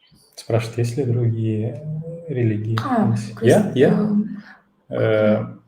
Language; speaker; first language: Russian; native; Russian